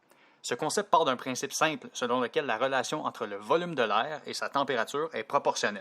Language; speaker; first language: French; native; French